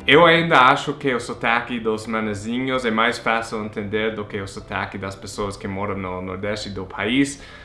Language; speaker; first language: Portuguese; non-native, fluent; English